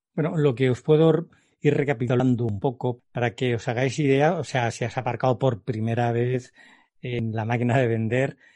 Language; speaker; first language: Spanish; native; Spanish